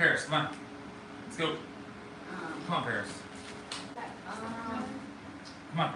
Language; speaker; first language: English; native; English